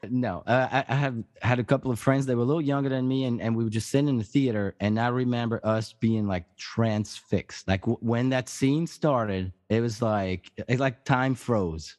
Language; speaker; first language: English; non-native, fluent; French